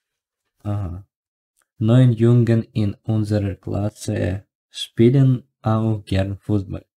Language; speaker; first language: German; non-native, learner; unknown